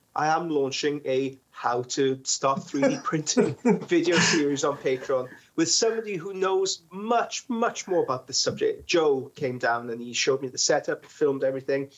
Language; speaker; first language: English; native; English